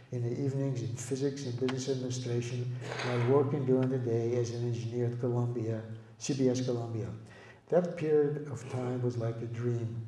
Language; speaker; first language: English; early bilingual, other home language; Lithuanian